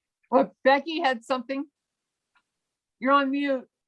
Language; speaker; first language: English; native; English